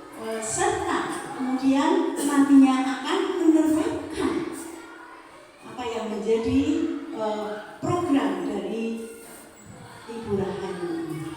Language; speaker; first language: Indonesian; non-native, local second language; Javanese